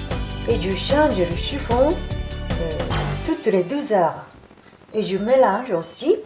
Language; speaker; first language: French; non-native, fluent; Japanese